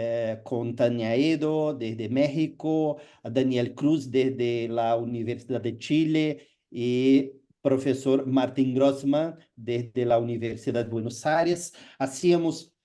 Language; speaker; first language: Spanish; non-native, fluent; Portuguese